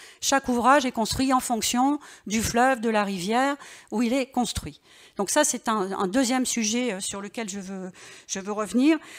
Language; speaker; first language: French; native; French